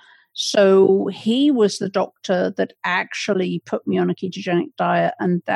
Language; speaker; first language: English; native; English